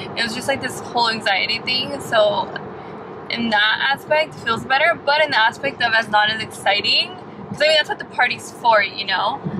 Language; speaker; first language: English; early bilingual, other home language; Spanish